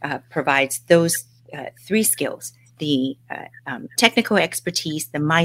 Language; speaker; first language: English; native; English